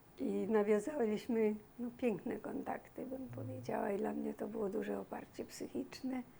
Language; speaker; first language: Polish; native; Polish